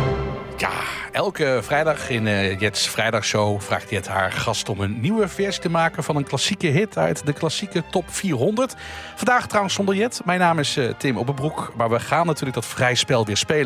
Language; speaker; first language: Dutch; native; Dutch